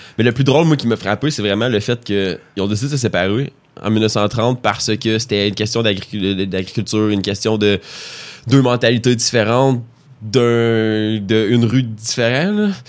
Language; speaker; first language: French; native; French